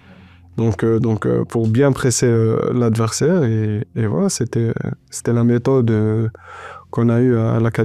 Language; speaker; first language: French; non-native, local second language; Arabic